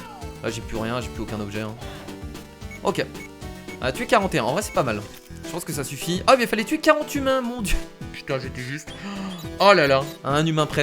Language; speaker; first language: French; native; French